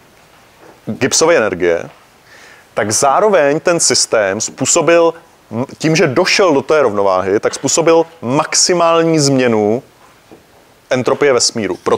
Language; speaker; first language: Czech; native; Czech